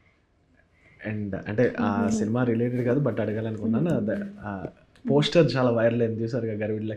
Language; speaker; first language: Telugu; native; Telugu